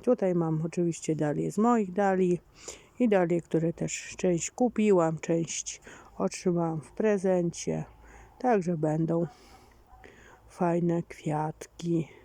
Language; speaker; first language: Polish; native; Polish